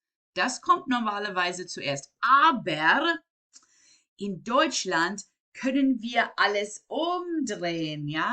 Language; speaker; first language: German; non-native, fluent; English